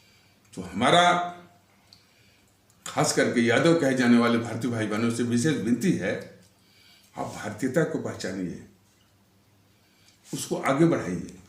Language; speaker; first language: Hindi; native; Hindi